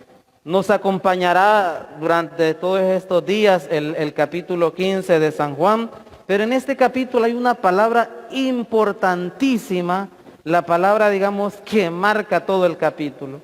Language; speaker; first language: Spanish; native; Spanish